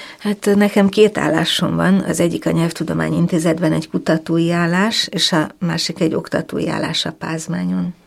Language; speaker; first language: Hungarian; native; Hungarian